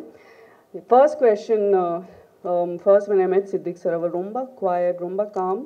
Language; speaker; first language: Tamil; non-native, fluent; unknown